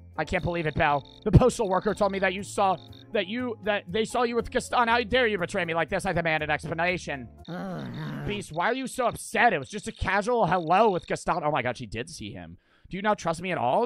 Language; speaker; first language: English; native; English